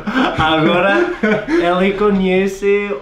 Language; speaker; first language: Portuguese; non-native, learner; English